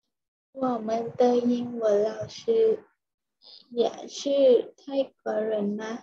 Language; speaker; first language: Chinese; non-native, learner; Thai